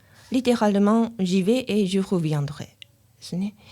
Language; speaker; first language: French; non-native, learner; Japanese